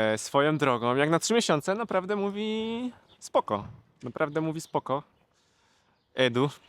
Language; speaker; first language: Polish; native; Polish